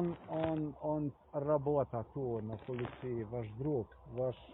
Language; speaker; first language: Russian; non-native, learner; Slovenian